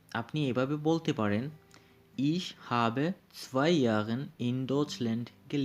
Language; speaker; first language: German; non-native, learner; Bangla